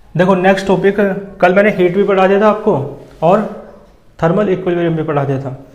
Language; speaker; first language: Hindi; native; Hindi